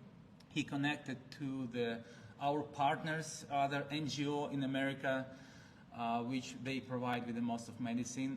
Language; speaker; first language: English; non-native, learner; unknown